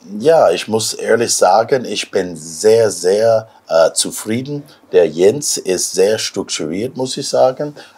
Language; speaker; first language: German; non-native, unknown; English